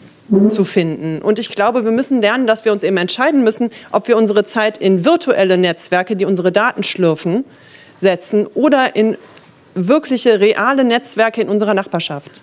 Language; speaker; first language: German; native; German